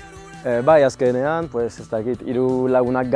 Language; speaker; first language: Basque; non-native, local second language; French